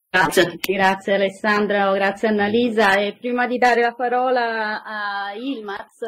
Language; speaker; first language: Italian; native; Italian